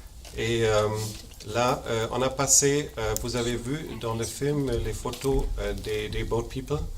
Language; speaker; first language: French; non-native, fluent; German